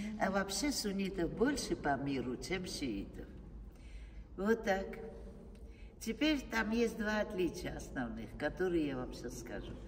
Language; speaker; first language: Russian; non-native, fluent; Armenian